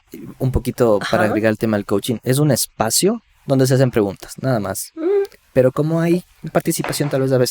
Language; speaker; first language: Spanish; native; Spanish